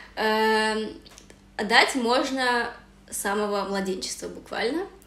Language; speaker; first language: Russian; native; Russian